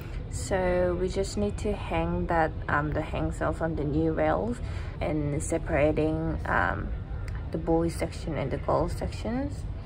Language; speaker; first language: English; non-native, fluent; Korean